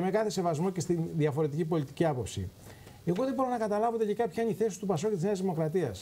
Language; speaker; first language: Greek; native; Greek